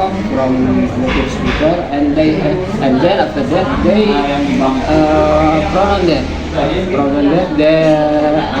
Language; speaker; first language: English; non-native, learner; Indonesian